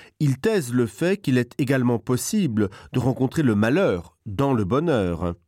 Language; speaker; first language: French; non-native, local second language; Luxembourgish